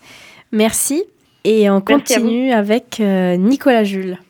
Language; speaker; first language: French; native; French